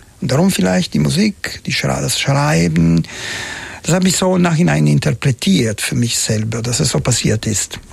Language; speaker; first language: German; non-native, fluent; Italian